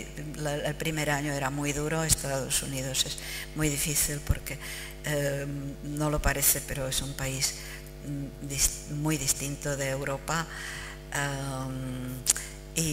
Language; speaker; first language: Spanish; non-native, fluent; Czech